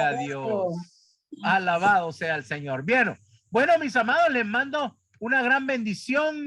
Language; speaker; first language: Spanish; native; Spanish